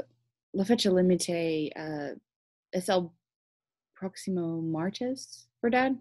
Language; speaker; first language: Spanish; non-native, learner; English